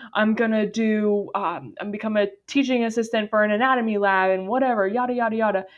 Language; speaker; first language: English; native; English